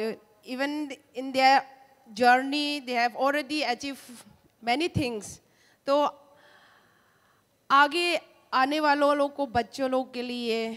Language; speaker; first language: Hindi; non-native, local second language; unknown